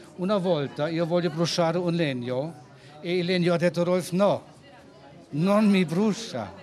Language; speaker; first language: Italian; non-native, learner; German